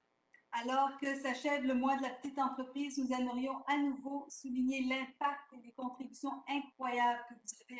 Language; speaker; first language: French; native; French